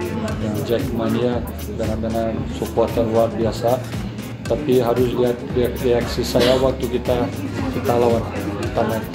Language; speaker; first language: Indonesian; non-native, fluent; Portuguese